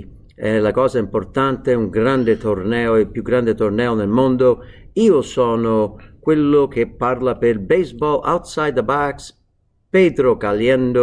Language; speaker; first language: Italian; non-native, fluent; English